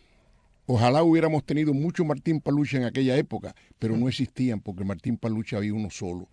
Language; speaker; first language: Spanish; native; Spanish